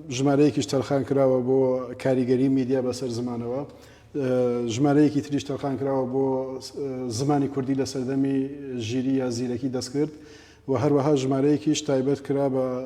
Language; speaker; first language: Central Kurdish; native; Central Kurdish